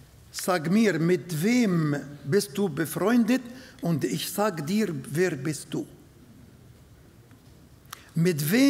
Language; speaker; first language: German; non-native, fluent; Arabic